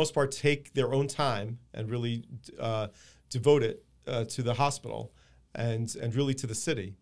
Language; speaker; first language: English; native; English